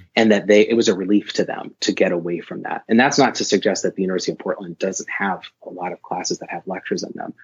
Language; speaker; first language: English; native; English